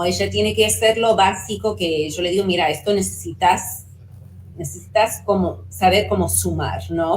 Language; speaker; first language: Spanish; early bilingual, heritage; Spanish